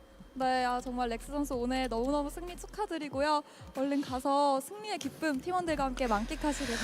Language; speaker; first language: Korean; native; Korean